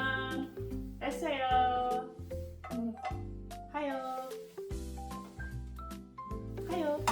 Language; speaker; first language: Korean; non-native, learner; Filipino